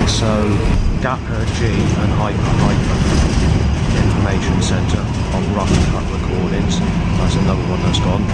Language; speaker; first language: English; native; English